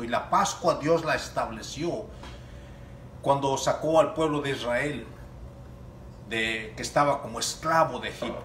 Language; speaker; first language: Spanish; native; Spanish